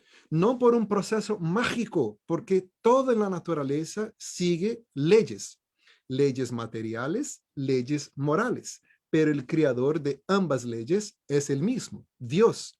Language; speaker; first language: Spanish; non-native, fluent; Portuguese